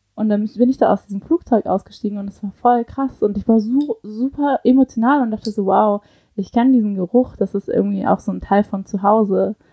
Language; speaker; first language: German; early bilingual, other home language; Chinese